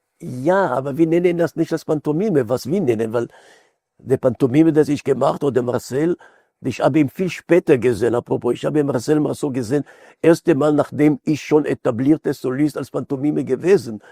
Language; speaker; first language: German; non-native, fluent; Hebrew